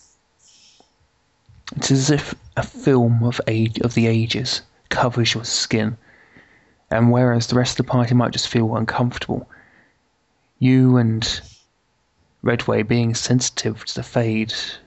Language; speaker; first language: English; native; English